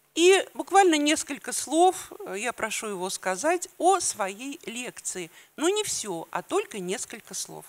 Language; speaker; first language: Russian; native; Russian